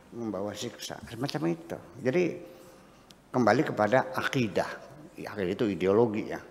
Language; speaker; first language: Indonesian; non-native, local second language; Javanese